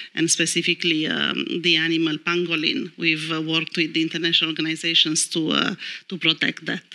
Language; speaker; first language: English; non-native, fluent; Romanian